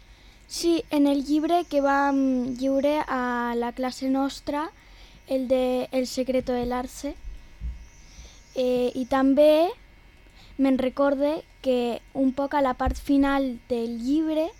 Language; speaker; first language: Catalan; non-native, local second language; Spanish